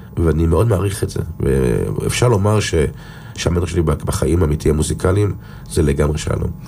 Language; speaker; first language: Hebrew; native; Hebrew